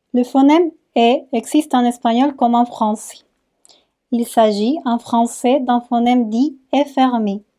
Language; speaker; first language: French; non-native, fluent; Spanish